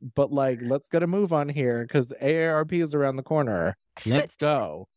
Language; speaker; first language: English; native; English